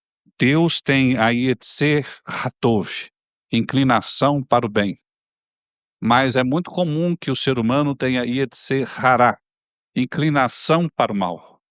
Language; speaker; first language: Portuguese; native; Portuguese